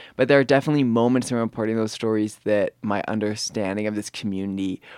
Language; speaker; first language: English; native; English